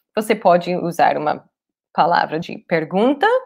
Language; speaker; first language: Portuguese; non-native, fluent; English